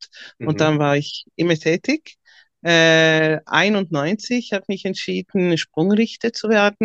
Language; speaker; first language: German; non-native, fluent; Swedish